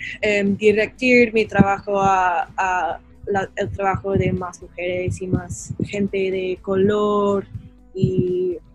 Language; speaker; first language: Spanish; non-native, learner; English